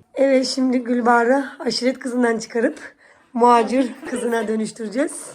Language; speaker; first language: Turkish; native; Turkish